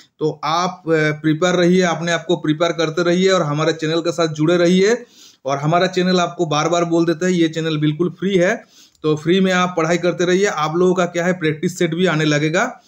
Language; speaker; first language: Hindi; non-native, local second language; Bangla